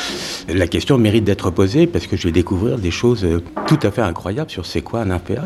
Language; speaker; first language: French; native; French